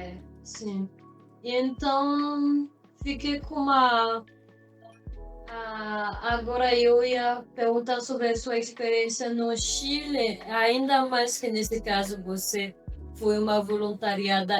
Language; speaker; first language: Portuguese; non-native, fluent; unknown